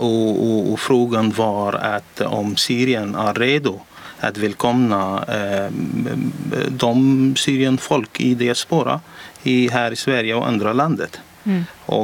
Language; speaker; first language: Swedish; non-native, learner; Arabic